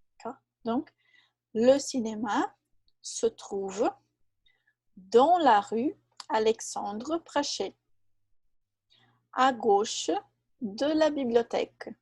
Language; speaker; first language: French; non-native, fluent; Portuguese